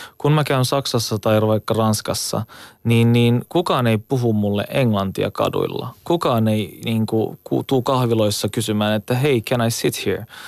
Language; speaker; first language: Finnish; early bilingual, other home language; Turkish